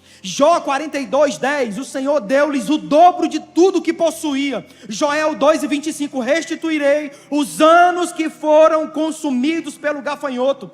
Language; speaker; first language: Portuguese; native; Portuguese